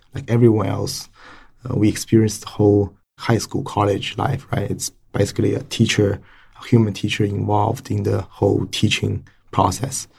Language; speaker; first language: English; non-native, fluent; Chinese